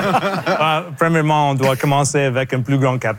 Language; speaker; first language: French; non-native, local second language; English